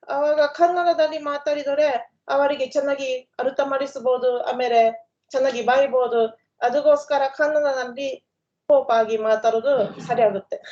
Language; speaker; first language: Kannada; non-native, fluent; Japanese